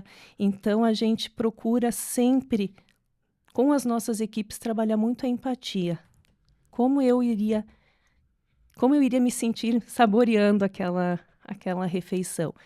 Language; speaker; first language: Portuguese; native; Portuguese